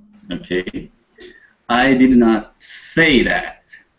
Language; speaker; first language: English; non-native, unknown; Portuguese